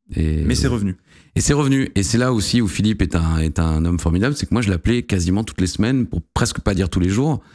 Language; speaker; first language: French; native; French